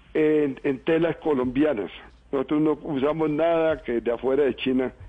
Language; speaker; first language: Spanish; native; Spanish